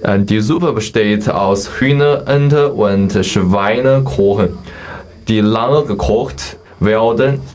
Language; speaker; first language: German; non-native, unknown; Chinese